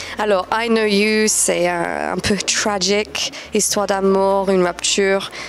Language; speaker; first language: French; non-native, fluent; English